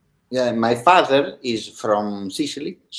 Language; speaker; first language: English; non-native, learner; Italian